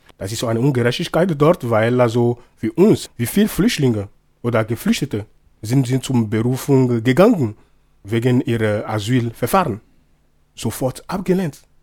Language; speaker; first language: German; non-native, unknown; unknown